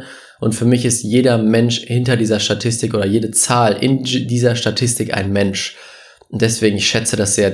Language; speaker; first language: German; native; German